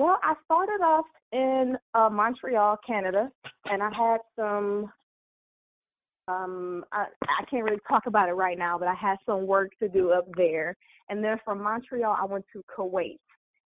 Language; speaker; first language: English; native; English